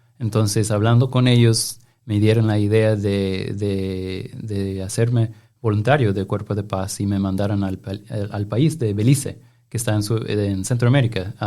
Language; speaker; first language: Spanish; non-native, fluent; English